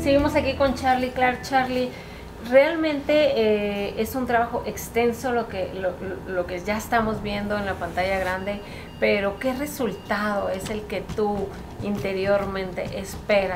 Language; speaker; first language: Spanish; native; Spanish